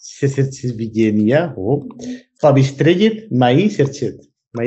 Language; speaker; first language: Russian; non-native, learner; Spanish